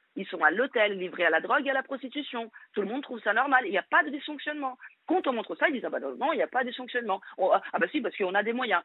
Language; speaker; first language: French; non-native, fluent; Portuguese